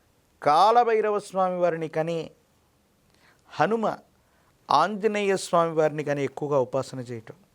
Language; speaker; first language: Telugu; native; Telugu